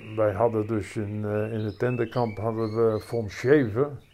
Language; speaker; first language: Dutch; native; Dutch